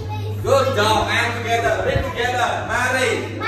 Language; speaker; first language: English; non-native, learner; Khmer